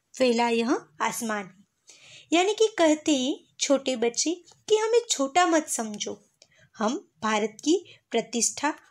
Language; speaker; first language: Hindi; non-native, local second language; Gujarati